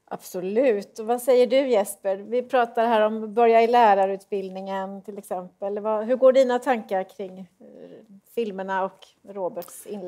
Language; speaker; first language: Swedish; native; Swedish